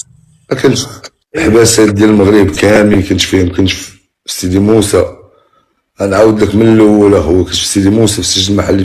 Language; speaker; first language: Arabic; native; Arabic